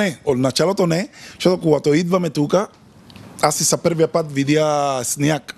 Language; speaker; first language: Bulgarian; non-native, learner; Spanish